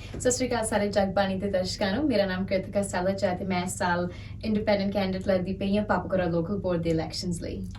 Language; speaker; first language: Punjabi; early bilingual, heritage; Punjabi